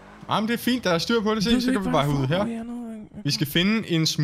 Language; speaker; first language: Danish; native; Danish